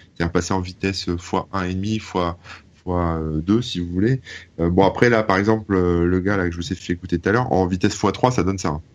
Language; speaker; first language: French; native; French